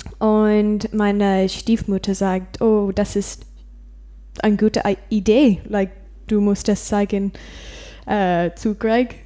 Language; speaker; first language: German; non-native, learner; English